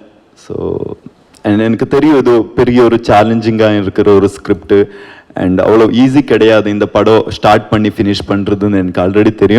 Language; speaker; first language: Tamil; non-native, learner; Kannada